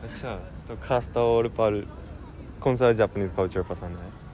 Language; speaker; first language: Hindi; non-native, fluent; Japanese